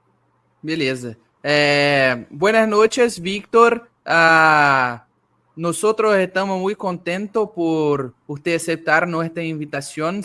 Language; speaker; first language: Spanish; non-native, learner; Portuguese